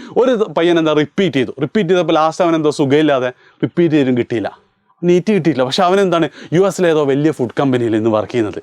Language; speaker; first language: Malayalam; native; Malayalam